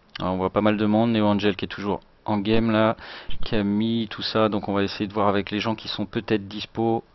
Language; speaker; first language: French; native; French